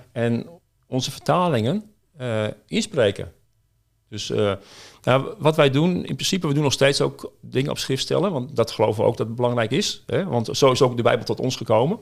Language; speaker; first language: Dutch; native; Dutch